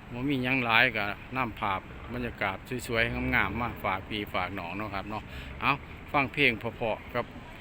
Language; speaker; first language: Thai; non-native, local second language; Northeastern Thai